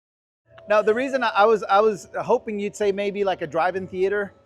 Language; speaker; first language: English; native; English